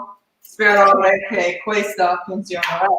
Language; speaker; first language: Italian; non-native, learner; English